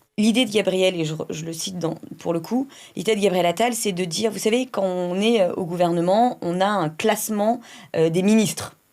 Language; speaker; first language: French; native; French